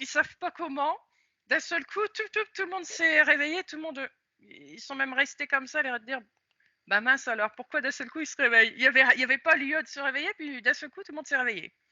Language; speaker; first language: French; native; French